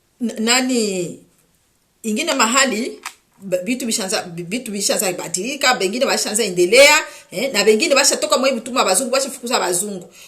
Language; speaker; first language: Swahili; native; Swahili